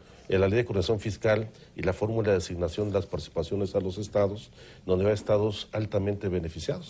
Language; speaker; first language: Spanish; native; Spanish